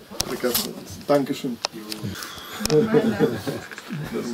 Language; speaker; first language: Russian; non-native, learner; German